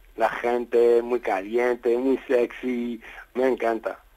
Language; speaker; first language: Spanish; non-native, fluent; French